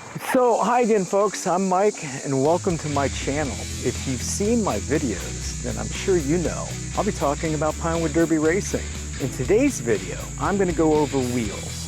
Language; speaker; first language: English; native; English